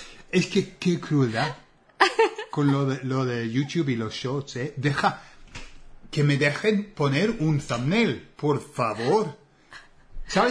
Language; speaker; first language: Spanish; non-native, fluent; English